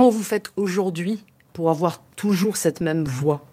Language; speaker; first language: French; native; French